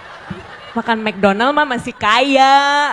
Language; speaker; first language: Indonesian; native; Indonesian